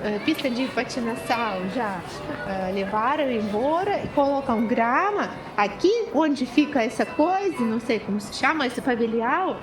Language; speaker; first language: Portuguese; non-native, fluent; Russian